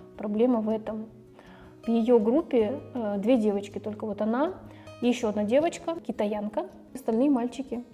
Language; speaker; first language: Russian; native; Russian